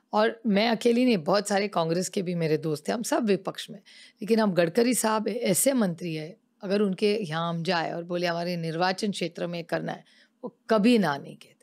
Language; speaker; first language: Hindi; non-native, local second language; Marathi